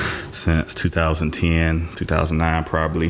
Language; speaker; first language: English; native; English